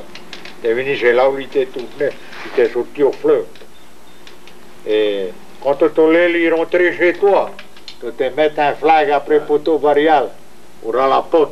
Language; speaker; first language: French; native; French